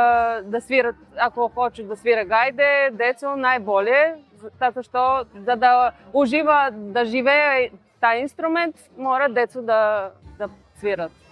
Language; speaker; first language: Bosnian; non-native, learner; Bulgarian